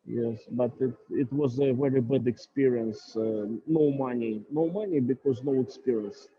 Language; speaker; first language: English; non-native, learner; Russian